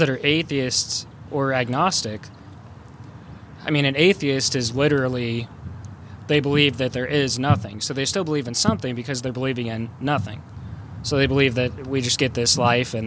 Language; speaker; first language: English; native; English